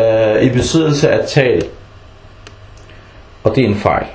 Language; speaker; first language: Danish; early bilingual, other home language; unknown